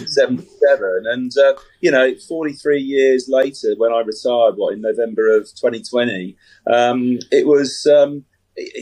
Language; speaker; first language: English; native; English